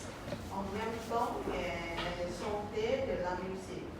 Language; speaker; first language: French; non-native, learner; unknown